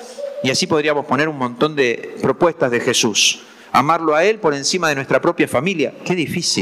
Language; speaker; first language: Spanish; native; Spanish